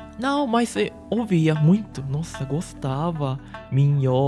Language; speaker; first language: Portuguese; early bilingual, heritage; Japanese